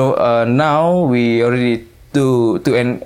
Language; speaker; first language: English; non-native, local second language; Malay